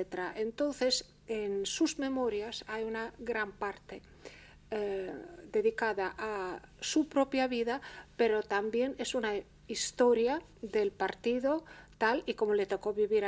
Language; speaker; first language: Spanish; early bilingual, heritage; Spanish